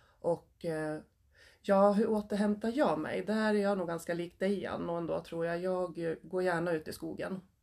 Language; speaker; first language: Swedish; native; Swedish